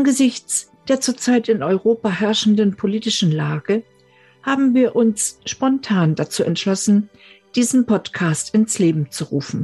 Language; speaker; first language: German; native; German